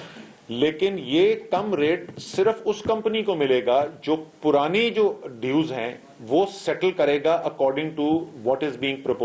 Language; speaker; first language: Urdu; native; Urdu